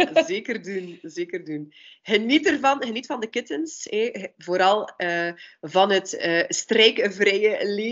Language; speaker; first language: Dutch; native; Dutch